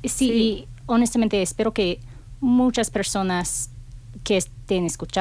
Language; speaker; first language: Spanish; non-native, fluent; English